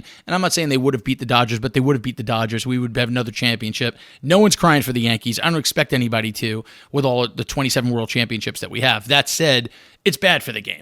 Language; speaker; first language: English; native; English